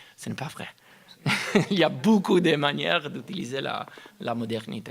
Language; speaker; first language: French; non-native, fluent; Italian